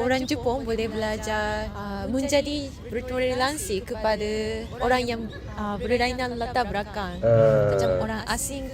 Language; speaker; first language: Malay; non-native, fluent; Japanese